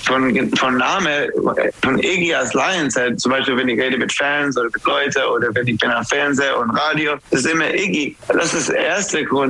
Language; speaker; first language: German; non-native, fluent; English